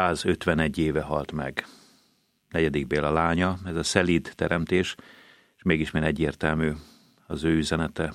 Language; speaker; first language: Hungarian; native; Hungarian